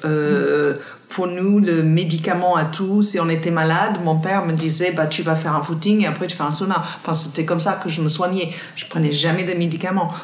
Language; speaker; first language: French; non-native, fluent; English